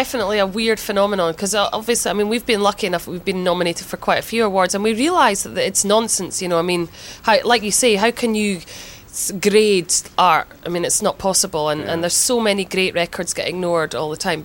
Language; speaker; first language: English; native; English